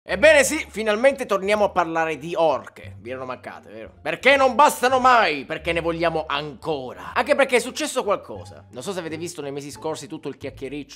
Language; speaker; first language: Italian; native; Italian